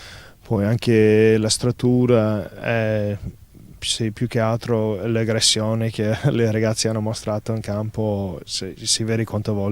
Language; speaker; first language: Italian; non-native, fluent; English